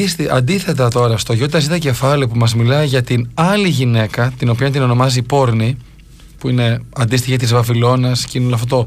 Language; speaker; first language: Greek; native; Greek